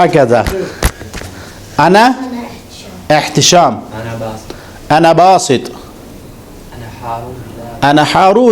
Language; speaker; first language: Arabic; non-native, fluent; Kashmiri